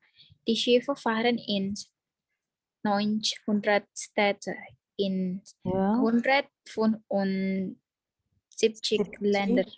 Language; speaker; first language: German; non-native, learner; Indonesian